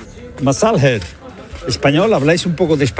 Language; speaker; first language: Spanish; native; Spanish